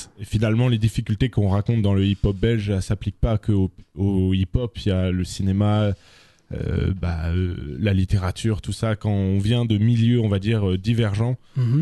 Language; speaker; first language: French; native; French